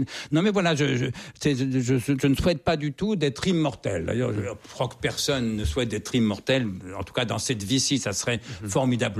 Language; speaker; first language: French; native; French